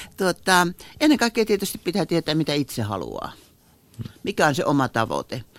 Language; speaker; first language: Finnish; native; Finnish